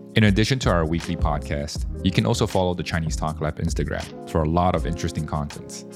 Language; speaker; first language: English; early bilingual, other home language; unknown